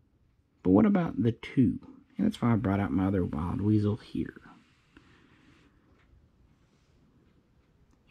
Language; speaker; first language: English; native; English